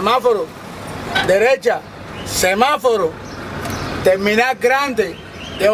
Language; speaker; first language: Spanish; native; Spanish